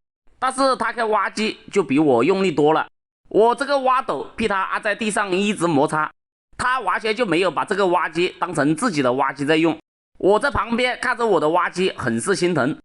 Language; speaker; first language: Chinese; native; Chinese